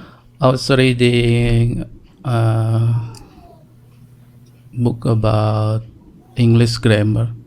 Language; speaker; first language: English; non-native, learner; Indonesian